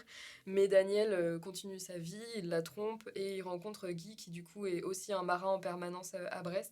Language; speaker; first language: French; native; French